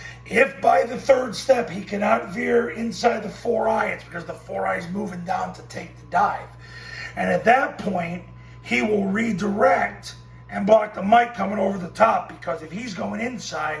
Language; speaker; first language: English; native; English